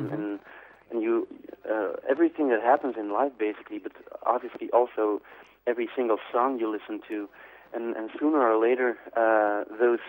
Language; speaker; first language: English; non-native, fluent; Dutch